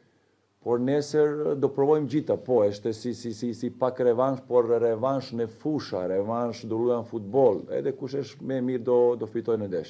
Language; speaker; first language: Albanian; non-native, learner; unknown